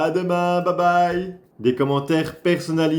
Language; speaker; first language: French; native; French